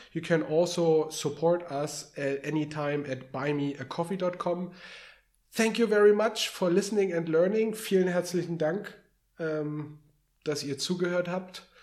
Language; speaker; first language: German; native; German